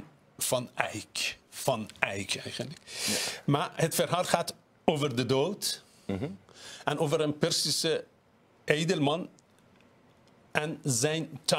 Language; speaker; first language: Dutch; non-native, fluent; Persian